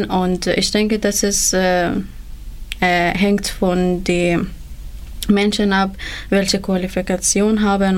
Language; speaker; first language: German; non-native, learner; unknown